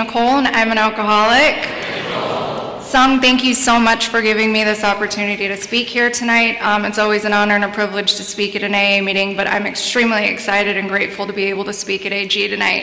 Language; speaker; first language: English; native; English